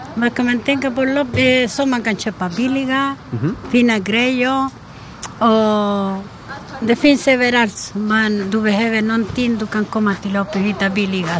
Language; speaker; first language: Swedish; non-native, learner; Spanish